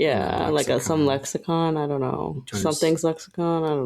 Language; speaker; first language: English; native; English